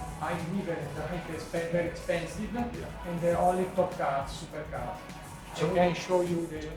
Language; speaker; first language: English; non-native, learner; Italian